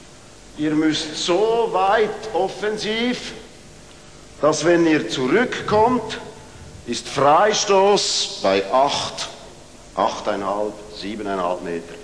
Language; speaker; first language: German; non-native, fluent; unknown